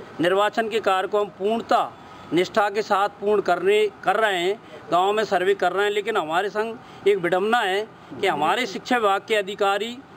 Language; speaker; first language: Hindi; native; Hindi